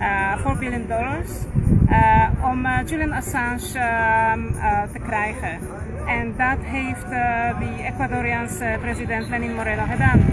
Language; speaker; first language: Dutch; non-native, fluent; Polish